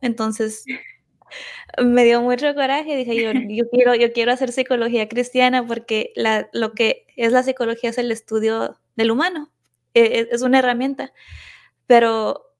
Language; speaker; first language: Spanish; native; Spanish